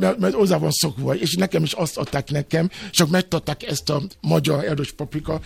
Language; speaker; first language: Hungarian; non-native, fluent; Yoruba